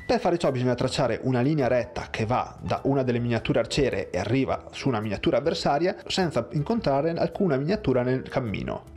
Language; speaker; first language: Italian; native; Italian